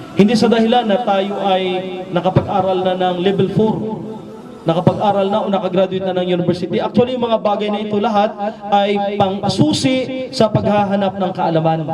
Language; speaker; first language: Filipino; non-native, local second language; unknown